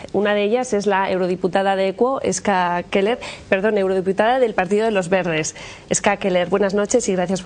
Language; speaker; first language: Spanish; native; Spanish